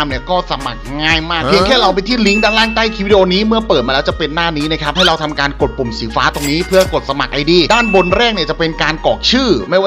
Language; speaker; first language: Thai; native; Thai